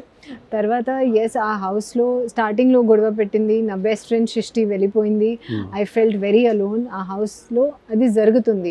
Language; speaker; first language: Telugu; non-native, learner; Hindi